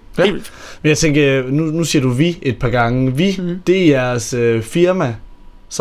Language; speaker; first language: Danish; native; Danish